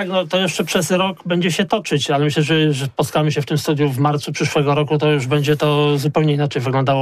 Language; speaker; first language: Polish; native; Polish